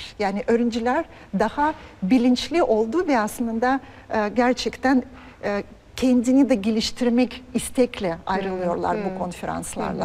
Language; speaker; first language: Turkish; non-native, fluent; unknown